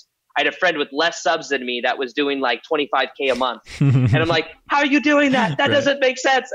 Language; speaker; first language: English; native; English